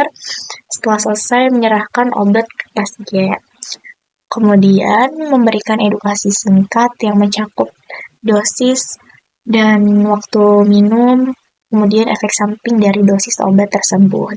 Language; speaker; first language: Indonesian; native; Indonesian